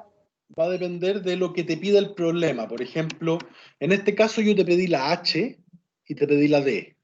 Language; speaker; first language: Spanish; native; Spanish